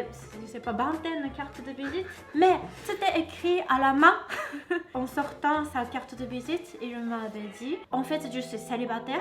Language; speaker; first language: French; non-native, fluent; Japanese